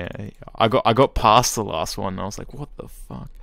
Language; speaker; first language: English; native; English